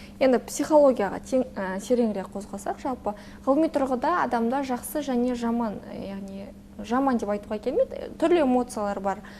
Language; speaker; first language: Kazakh; native; Kazakh